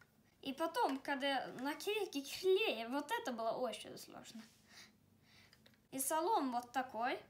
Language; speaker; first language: Russian; early bilingual, heritage; Russian